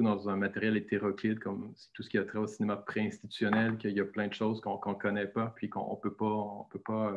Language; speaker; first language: French; native; French